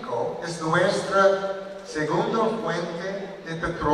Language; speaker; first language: Spanish; non-native, learner; English